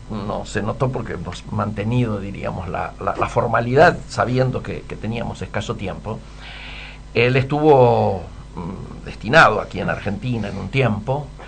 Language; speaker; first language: Spanish; native; Spanish